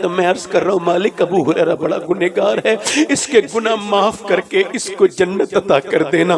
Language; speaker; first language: Urdu; native; Urdu